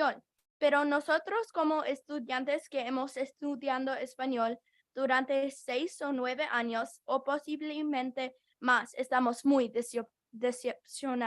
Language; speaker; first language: Spanish; non-native, learner; English